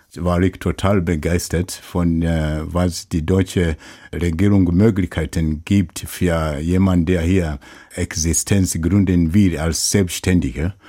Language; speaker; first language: German; non-native, learner; Swahili